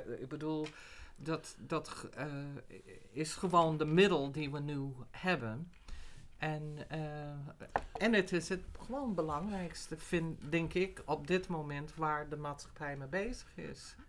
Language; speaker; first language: Dutch; non-native, fluent; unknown